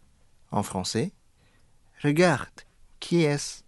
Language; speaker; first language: French; non-native, fluent; Indonesian